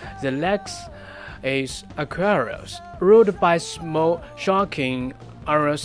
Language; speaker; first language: English; non-native, learner; Chinese